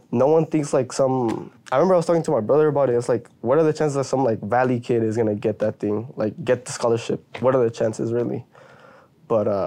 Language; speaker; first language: English; early bilingual, other home language; Spanish